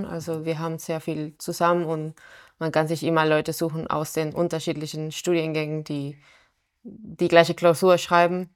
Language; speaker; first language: German; non-native, fluent; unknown